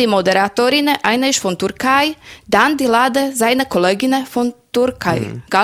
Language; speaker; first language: German; non-native, learner; Slovak